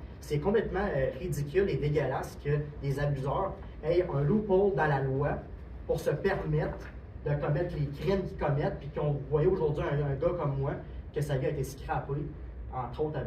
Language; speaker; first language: French; native; French